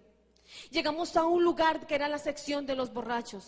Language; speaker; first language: Spanish; native; Spanish